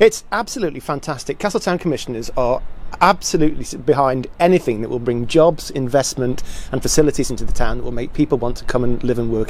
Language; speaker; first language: English; native; English